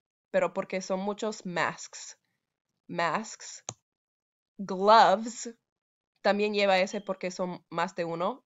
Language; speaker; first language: Spanish; non-native, fluent; English